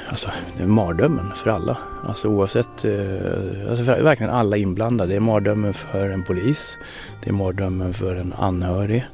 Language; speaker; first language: Swedish; native; Swedish